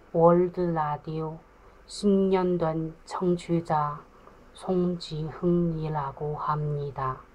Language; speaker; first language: Korean; non-native, fluent; Chinese